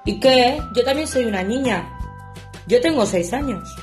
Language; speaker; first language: Spanish; native; Spanish